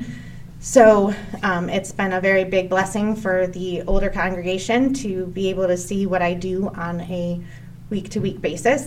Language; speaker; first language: English; native; English